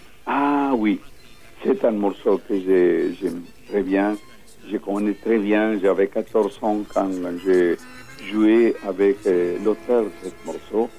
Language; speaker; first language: French; non-native, fluent; Spanish